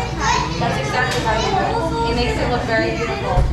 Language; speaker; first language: English; non-native, fluent; Japanese